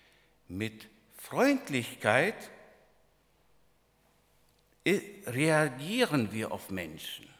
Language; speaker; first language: German; non-native, fluent; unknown